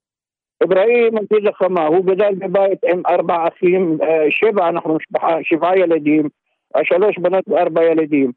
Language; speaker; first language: Hebrew; non-native, local second language; Arabic